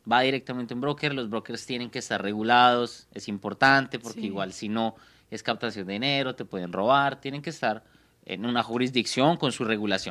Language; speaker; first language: Spanish; native; Spanish